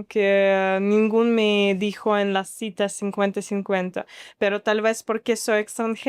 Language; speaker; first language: Spanish; non-native, learner; Russian